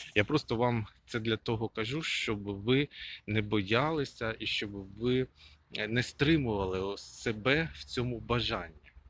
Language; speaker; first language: Ukrainian; non-native, local second language; Russian